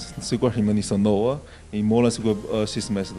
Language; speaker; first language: Macedonian; non-native, learner; Chinese